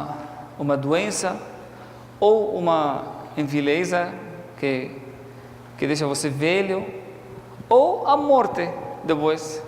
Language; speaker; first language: Portuguese; non-native, fluent; Arabic